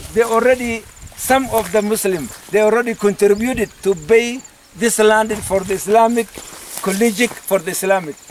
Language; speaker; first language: English; non-native, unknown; Oromo